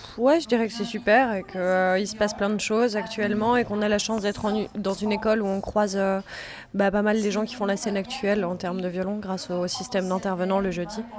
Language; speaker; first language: French; native; French